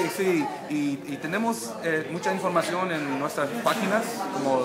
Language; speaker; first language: Spanish; early bilingual, heritage; Spanish